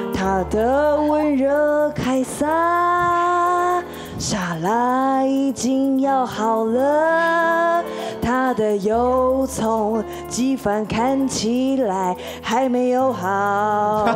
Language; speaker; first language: Chinese; native; Chinese